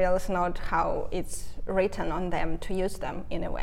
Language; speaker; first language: English; non-native, fluent; Russian